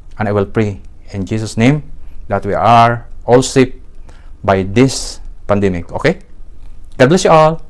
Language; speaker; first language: English; non-native, local second language; Filipino